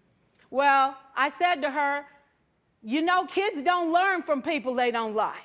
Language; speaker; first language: English; native; English